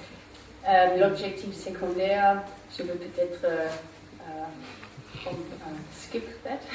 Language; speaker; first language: French; non-native, learner; German